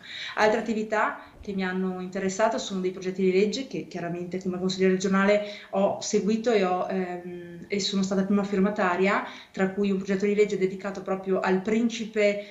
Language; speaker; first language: Italian; native; Italian